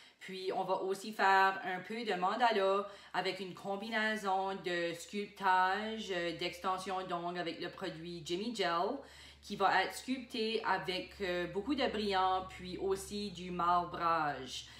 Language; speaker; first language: French; native; French